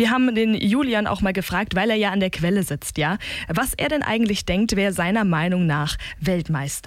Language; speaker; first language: German; native; German